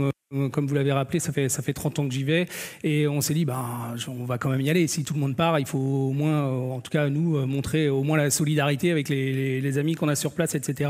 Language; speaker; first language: French; native; French